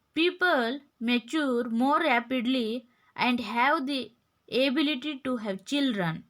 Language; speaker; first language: English; non-native, local second language; Kannada